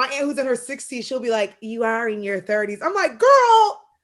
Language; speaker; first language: English; native; English